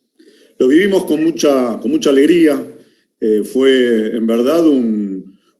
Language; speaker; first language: Spanish; native; Spanish